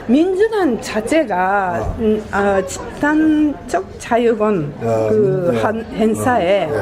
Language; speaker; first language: Korean; non-native, fluent; Japanese